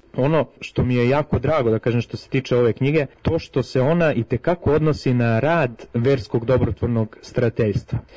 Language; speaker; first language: Serbian; native; Serbian